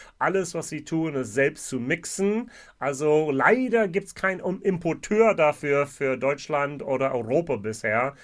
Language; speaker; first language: German; non-native, fluent; English